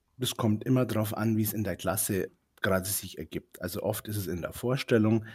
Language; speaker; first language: German; native; German